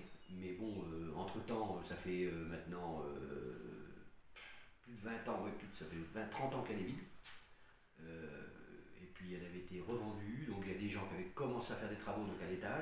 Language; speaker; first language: French; native; French